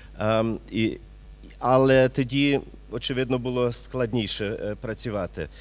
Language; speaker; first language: Ukrainian; early bilingual, heritage; Ukrainian